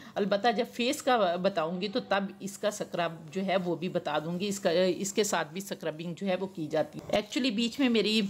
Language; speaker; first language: Hindi; native; Hindi